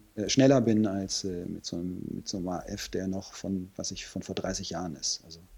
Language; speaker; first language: German; native; German